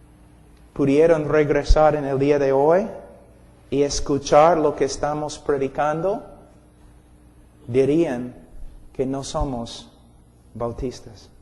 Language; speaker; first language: Spanish; non-native, fluent; English